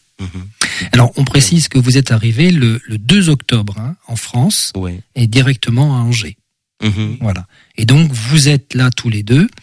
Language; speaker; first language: French; native; French